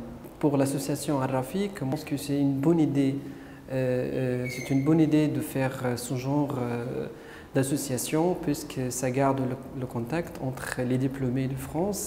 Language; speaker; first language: French; non-native, fluent; Arabic